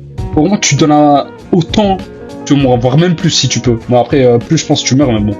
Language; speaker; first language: French; native; French